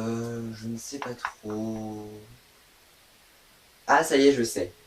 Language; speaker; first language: French; native; French